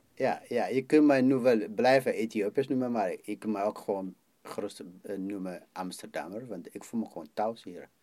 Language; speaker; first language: Dutch; non-native, fluent; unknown